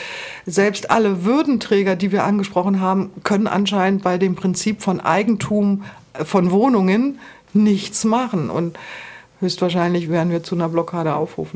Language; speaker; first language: German; native; German